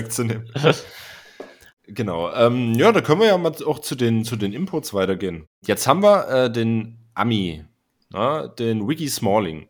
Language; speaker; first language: German; native; German